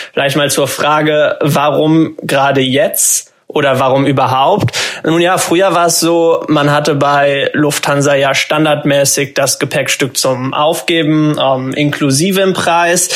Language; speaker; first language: German; native; German